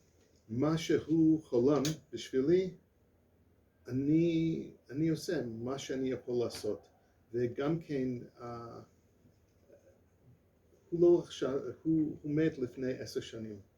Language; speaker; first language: Hebrew; non-native, learner; English